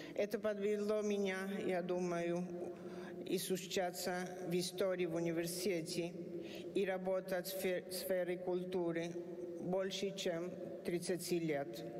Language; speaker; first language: Russian; non-native, learner; Spanish